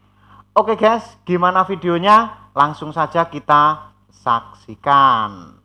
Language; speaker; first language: Indonesian; native; Indonesian